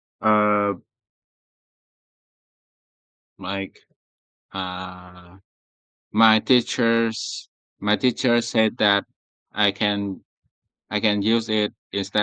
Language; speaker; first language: English; non-native, learner; Vietnamese